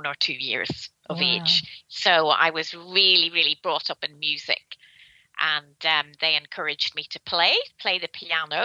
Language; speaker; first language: English; native; English